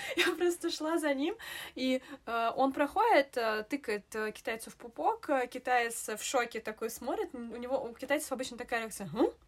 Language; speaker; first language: Russian; native; Russian